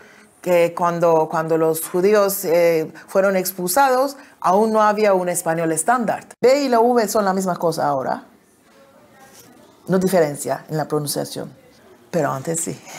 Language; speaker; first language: Spanish; early bilingual, heritage; Ladino